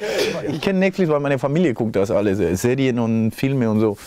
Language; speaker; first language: German; non-native, fluent; Spanish